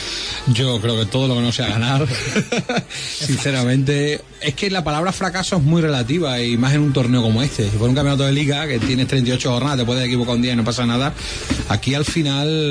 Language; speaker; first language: Spanish; native; Spanish